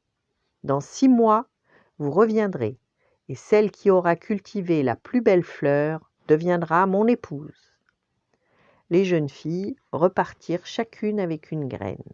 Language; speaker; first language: French; native; French